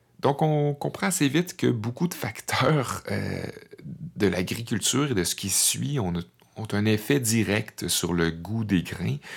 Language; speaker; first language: French; native; French